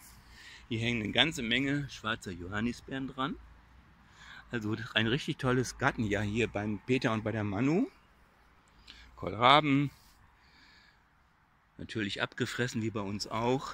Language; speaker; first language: German; native; German